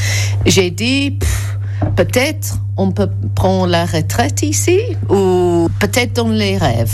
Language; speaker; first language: French; non-native, fluent; English